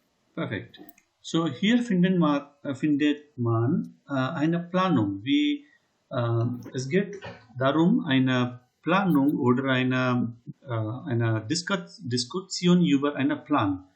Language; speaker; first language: German; non-native, learner; Hindi